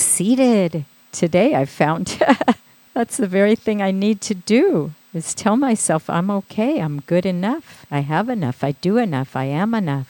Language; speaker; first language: English; native; English